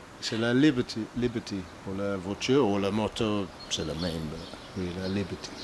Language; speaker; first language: French; non-native, learner; English